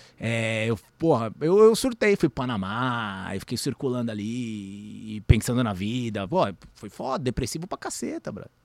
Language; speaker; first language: Portuguese; early bilingual, other home language; Spanish